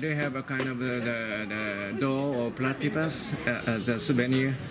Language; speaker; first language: English; non-native, learner; Japanese